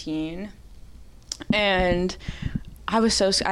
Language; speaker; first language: English; native; English